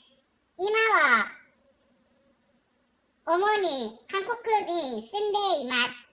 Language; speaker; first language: Japanese; non-native, learner; Korean